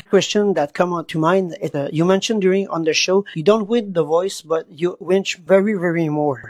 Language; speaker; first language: English; non-native, learner; French